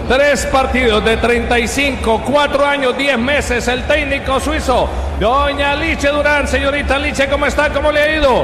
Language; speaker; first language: Spanish; native; Spanish